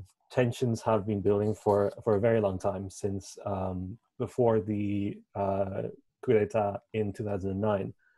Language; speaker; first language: English; native; English